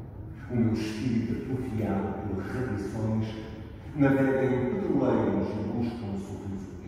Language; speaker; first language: Portuguese; native; Portuguese